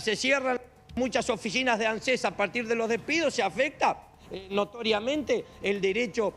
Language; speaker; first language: Spanish; native; Spanish